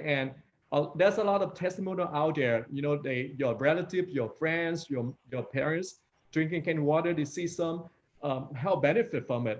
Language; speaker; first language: English; non-native, fluent; Vietnamese